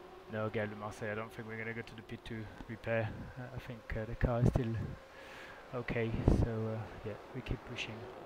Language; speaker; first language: English; non-native, fluent; French